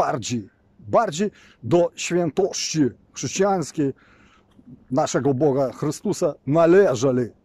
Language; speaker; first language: Polish; non-native, fluent; Ukrainian